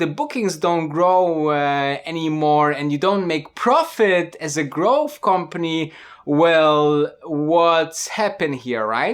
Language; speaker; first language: English; non-native, fluent; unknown